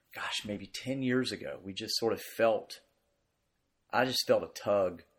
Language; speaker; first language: English; native; English